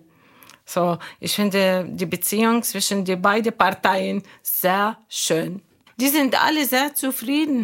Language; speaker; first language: German; non-native, learner; Arabic